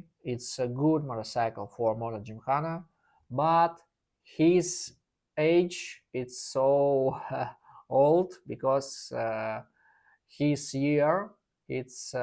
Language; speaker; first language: English; non-native, learner; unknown